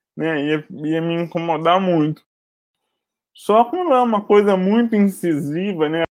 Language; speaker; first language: Portuguese; native; Portuguese